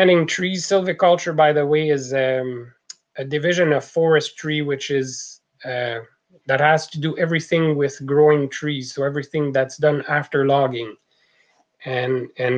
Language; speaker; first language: English; non-native, fluent; French